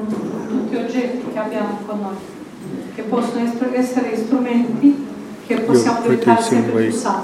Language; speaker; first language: Italian; non-native, fluent; Croatian